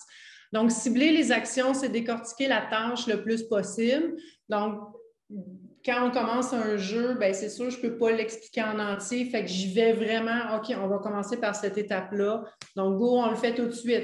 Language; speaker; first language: French; native; French